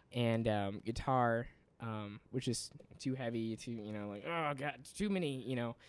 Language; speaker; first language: English; native; English